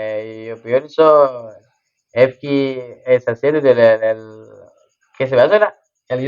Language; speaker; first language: Spanish; non-native, learner; Indonesian